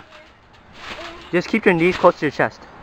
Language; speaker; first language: English; native; English